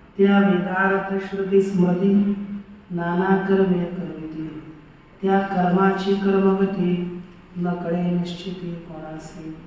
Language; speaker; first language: Hindi; non-native, local second language; Marathi